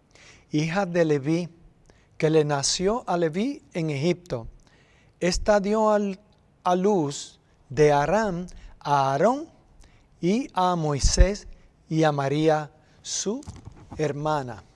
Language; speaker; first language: Spanish; native; Spanish